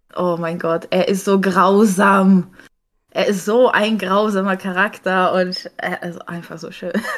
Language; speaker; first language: German; non-native, fluent; Czech